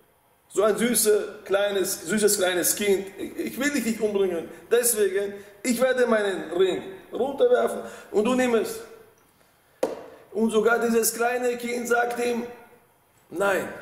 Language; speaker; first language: German; non-native, fluent; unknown